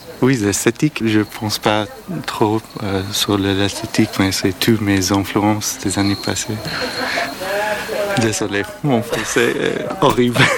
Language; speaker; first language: French; non-native, learner; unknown